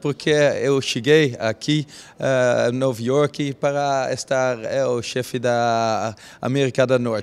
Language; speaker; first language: Portuguese; non-native, learner; Dutch